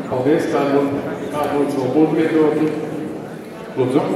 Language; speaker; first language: Latvian; native; Latvian